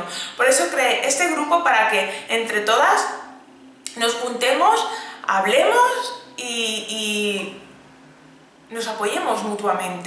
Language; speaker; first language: Spanish; native; Spanish